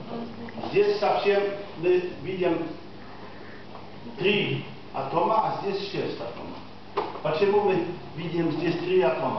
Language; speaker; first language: Russian; non-native, fluent; Polish